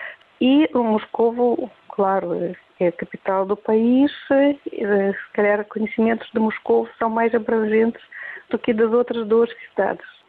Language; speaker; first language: Portuguese; non-native, fluent; Russian